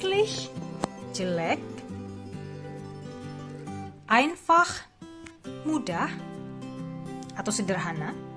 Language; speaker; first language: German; non-native, fluent; Indonesian